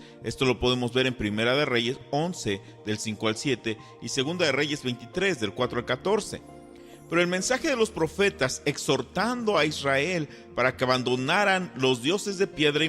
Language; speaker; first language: Spanish; native; Spanish